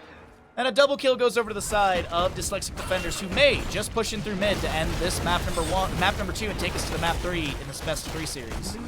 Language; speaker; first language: English; native; English